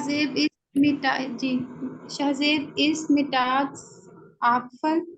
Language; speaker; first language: German; non-native, learner; Urdu